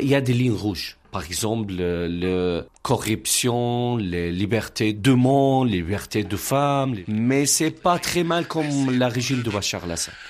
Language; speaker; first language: French; non-native, learner; Arabic